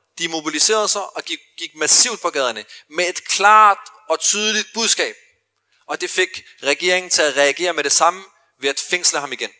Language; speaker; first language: Danish; early bilingual, other home language; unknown